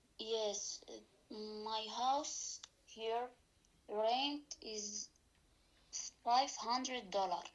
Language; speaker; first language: English; non-native, learner; Arabic